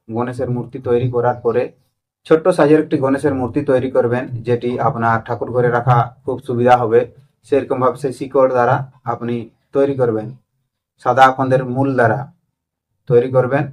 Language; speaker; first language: Bangla; non-native, local second language; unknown